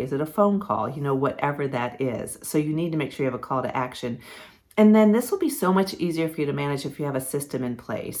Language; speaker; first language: English; native; English